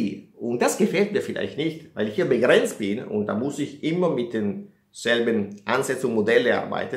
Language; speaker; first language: German; non-native, fluent; Italian